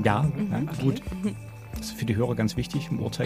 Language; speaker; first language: German; native; German